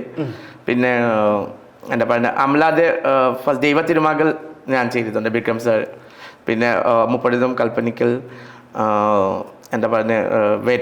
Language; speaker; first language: Malayalam; non-native, learner; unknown